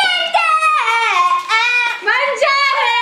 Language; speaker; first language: Italian; non-native, fluent; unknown